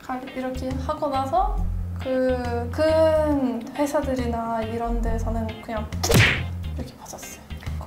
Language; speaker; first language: Korean; non-native, fluent; Russian